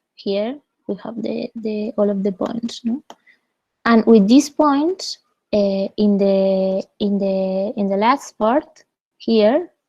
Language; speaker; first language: English; non-native, fluent; Spanish